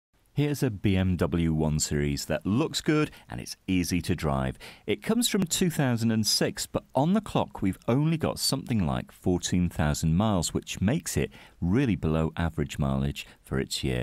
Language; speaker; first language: English; native; English